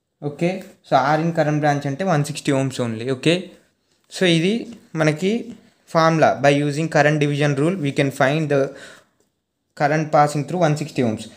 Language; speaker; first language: English; non-native, local second language; Telugu